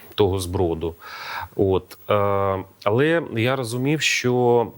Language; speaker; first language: Ukrainian; native; Ukrainian